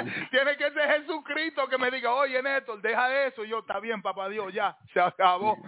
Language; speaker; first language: Spanish; early bilingual, heritage; Spanish